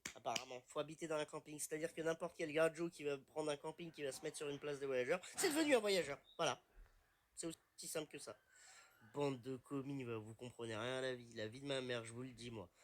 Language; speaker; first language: French; native; French